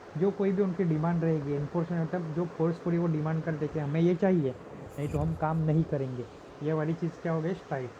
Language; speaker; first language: Hindi; non-native, local second language; Marathi